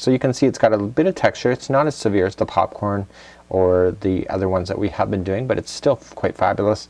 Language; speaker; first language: English; native; English